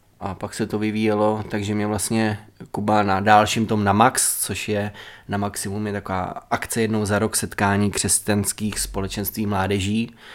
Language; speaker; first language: Czech; native; Czech